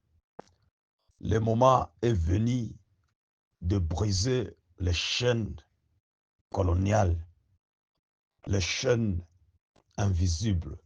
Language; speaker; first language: French; non-native, local second language; Swahili